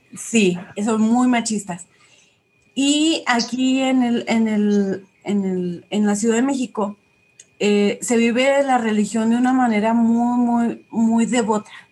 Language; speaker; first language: Spanish; native; Spanish